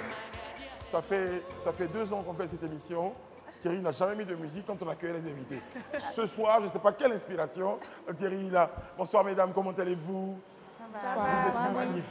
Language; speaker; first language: French; native; French